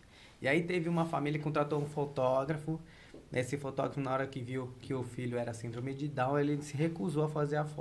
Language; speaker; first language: Portuguese; native; Portuguese